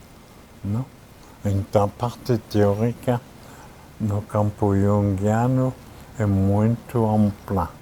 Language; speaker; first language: Portuguese; non-native, fluent; French